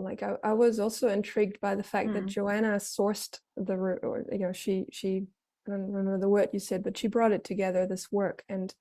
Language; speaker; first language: English; non-native, fluent; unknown